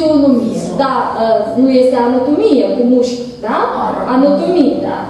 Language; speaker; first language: Romanian; non-native, learner; Russian